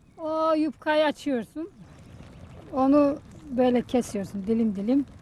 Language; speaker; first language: Turkish; native; Turkish